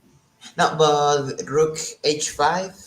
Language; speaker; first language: English; non-native, learner; Spanish